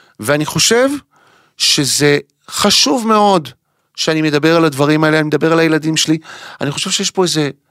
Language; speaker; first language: Hebrew; native; Hebrew